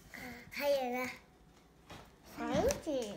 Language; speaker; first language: Chinese; early bilingual, other home language; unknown